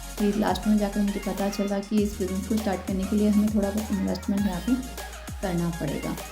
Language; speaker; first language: Hindi; non-native, local second language; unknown